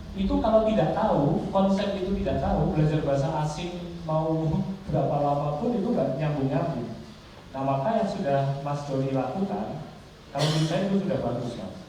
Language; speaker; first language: Indonesian; native; Indonesian